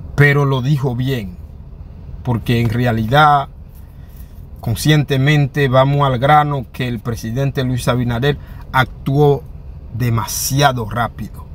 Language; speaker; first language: Spanish; non-native, fluent; Haitian Creole